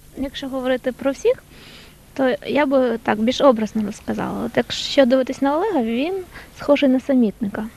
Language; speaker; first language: Ukrainian; native; Ukrainian